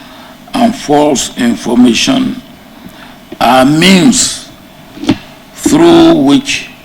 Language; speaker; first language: English; non-native, local second language; Yoruba